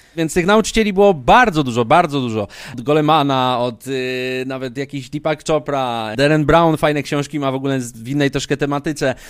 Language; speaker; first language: Polish; native; Polish